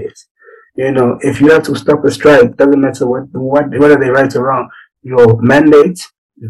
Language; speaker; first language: English; non-native, local second language; Zulu